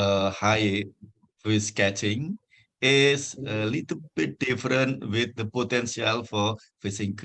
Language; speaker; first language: English; non-native, fluent; Indonesian